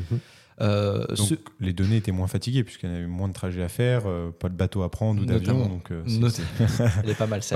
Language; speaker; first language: French; native; French